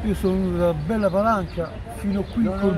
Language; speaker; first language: Italian; non-native, fluent; Arabic